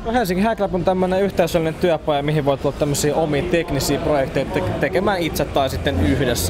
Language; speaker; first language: Finnish; native; Finnish